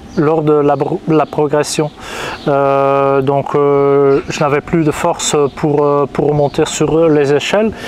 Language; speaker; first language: French; non-native, local second language; Dutch